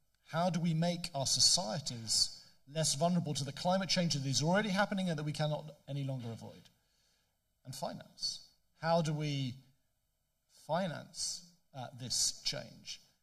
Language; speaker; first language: English; native; English